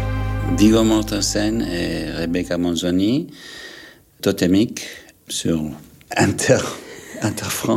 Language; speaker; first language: French; non-native, fluent; English